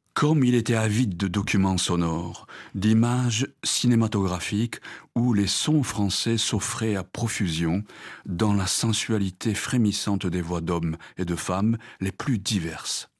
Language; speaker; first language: French; non-native, fluent; Japanese